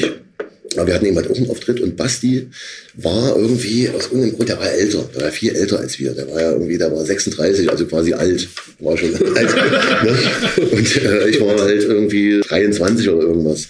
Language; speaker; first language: German; native; German